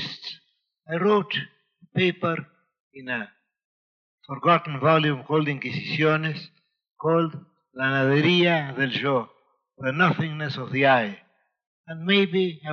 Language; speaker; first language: English; non-native, fluent; Spanish